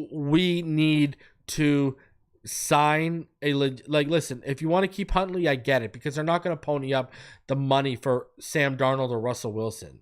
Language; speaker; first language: English; native; English